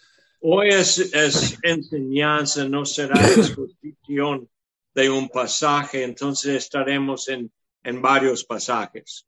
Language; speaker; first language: Spanish; non-native, fluent; English